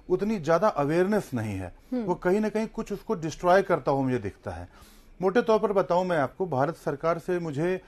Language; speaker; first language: Hindi; native; Hindi